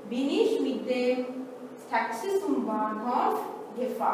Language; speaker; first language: German; non-native, fluent; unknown